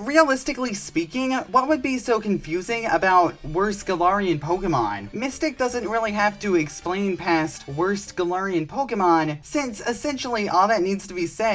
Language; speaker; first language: English; native; English